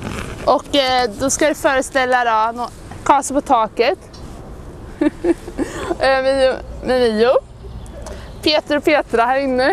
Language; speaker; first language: Swedish; native; Swedish